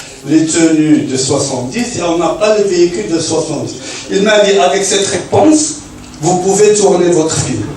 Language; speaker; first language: French; non-native, local second language; Arabic